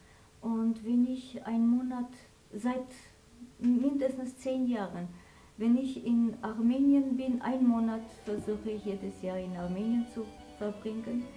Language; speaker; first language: German; non-native, fluent; Armenian